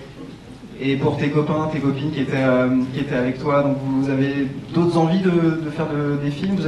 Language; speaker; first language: French; native; French